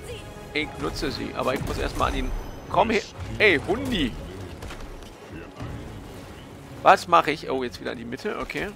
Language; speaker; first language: German; native; German